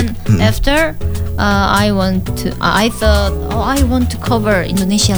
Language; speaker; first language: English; non-native, learner; Korean